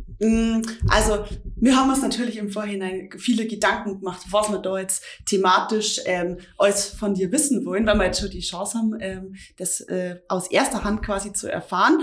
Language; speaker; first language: German; native; German